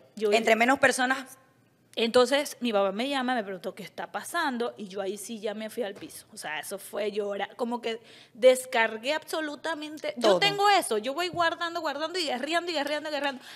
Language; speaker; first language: Spanish; native; Spanish